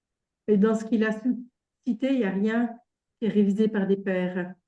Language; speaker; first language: French; native; French